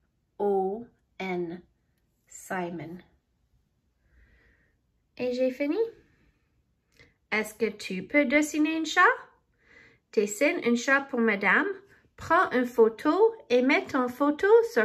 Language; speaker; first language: French; non-native, fluent; English